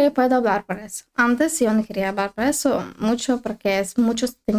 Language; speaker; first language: Spanish; non-native, learner; Ukrainian